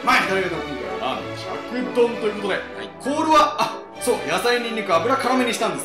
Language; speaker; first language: Japanese; native; Japanese